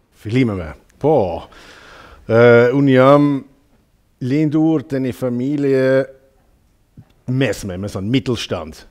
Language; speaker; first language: Albanian; non-native, learner; German